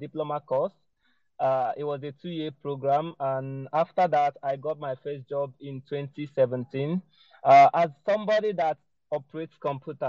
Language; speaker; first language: English; non-native, local second language; Igbo